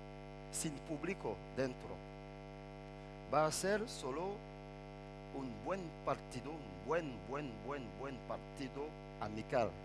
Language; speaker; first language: Spanish; non-native, fluent; French